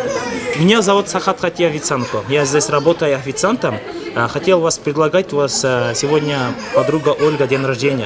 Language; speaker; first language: Russian; non-native, local second language; Kyrgyz